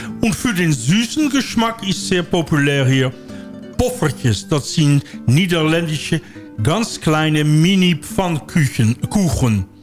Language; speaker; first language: German; non-native, learner; Dutch